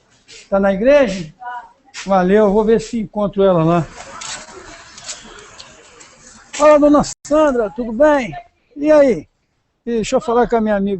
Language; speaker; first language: Portuguese; native; Portuguese